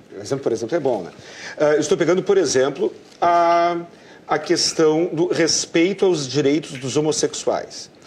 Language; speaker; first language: Portuguese; native; Portuguese